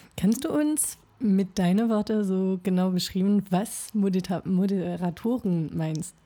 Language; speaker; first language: German; non-native, fluent; French